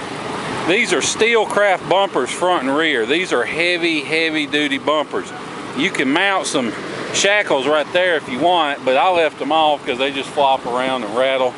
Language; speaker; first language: English; native; English